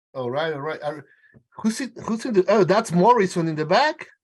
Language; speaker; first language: English; non-native, fluent; Spanish